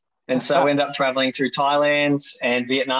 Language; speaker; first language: English; native; English